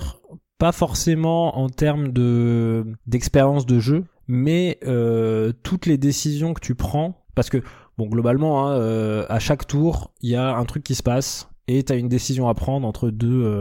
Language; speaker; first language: French; native; French